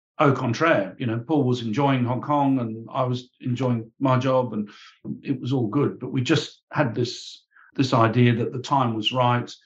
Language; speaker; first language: English; native; English